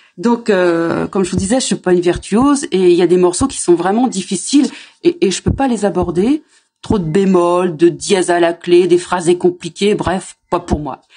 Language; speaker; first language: French; native; French